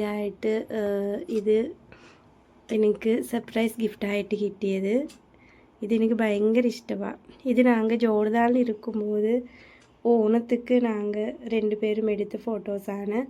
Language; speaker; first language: Malayalam; non-native, learner; Tamil